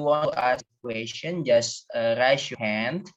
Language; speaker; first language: English; non-native, learner; Indonesian